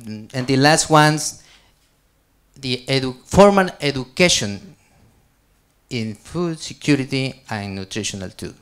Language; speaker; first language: English; non-native, learner; Spanish